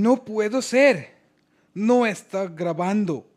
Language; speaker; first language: Spanish; non-native, learner; Hindi